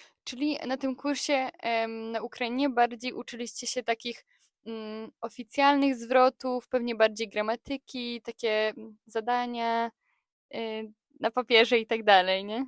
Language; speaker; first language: Polish; native; Polish